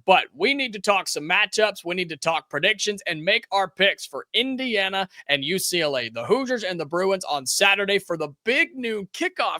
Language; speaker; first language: English; native; English